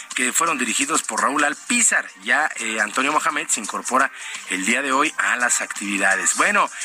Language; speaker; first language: Spanish; native; Spanish